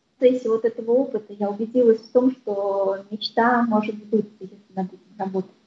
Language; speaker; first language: Russian; native; Russian